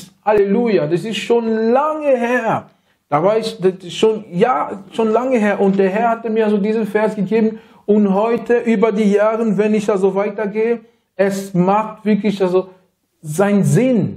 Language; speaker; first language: German; non-native, learner; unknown